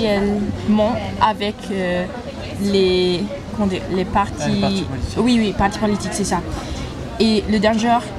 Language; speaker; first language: French; non-native, learner; English